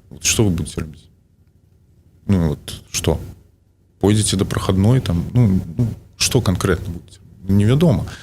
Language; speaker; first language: Belarusian; non-native, local second language; Russian